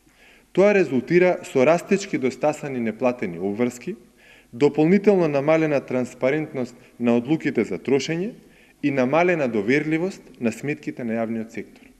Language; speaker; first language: Macedonian; native; Macedonian